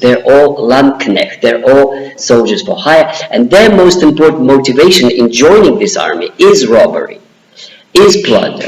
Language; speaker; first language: English; non-native, fluent; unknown